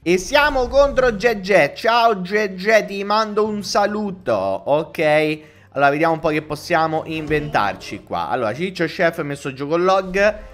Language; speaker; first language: Italian; native; Italian